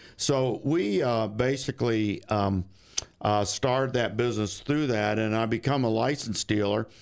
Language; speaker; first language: English; native; English